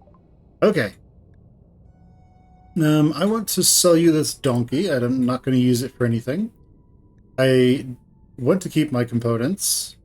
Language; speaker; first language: English; native; English